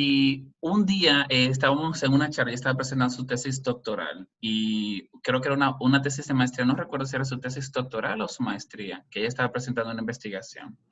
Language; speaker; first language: Spanish; native; Spanish